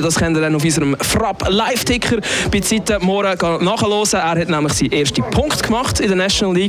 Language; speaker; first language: German; native; German